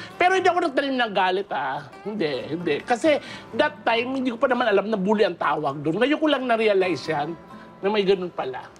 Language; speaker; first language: Filipino; non-native, local second language; Bikol